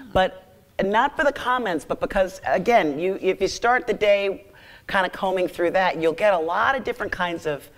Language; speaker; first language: English; native; English